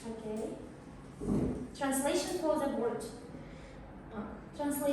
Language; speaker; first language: English; non-native, fluent; Uzbek